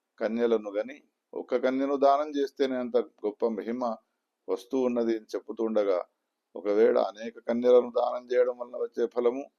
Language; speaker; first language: Telugu; native; Telugu